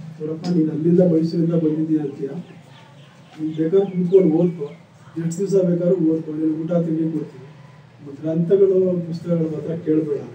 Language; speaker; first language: Kannada; native; Kannada